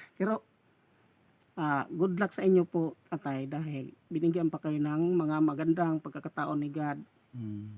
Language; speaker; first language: Filipino; non-native, local second language; Cebuano